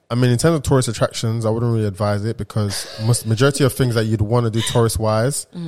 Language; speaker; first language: English; non-native, local second language; Yoruba